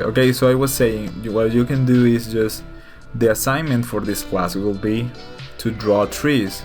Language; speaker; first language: English; non-native, fluent; Spanish